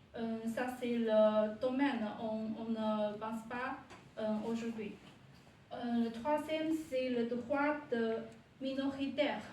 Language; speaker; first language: French; non-native, learner; Chinese